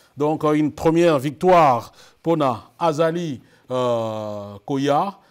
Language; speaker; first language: French; non-native, local second language; Lingala